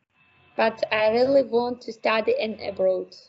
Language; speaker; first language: English; non-native, learner; Uzbek